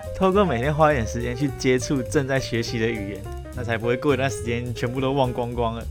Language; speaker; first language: Chinese; native; Chinese